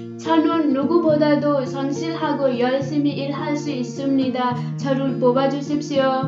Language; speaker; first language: Korean; non-native, learner; Nepali